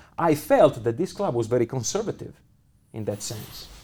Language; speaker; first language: English; non-native, fluent; Italian